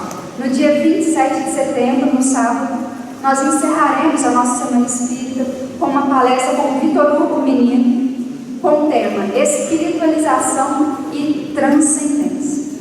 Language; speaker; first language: Portuguese; native; Portuguese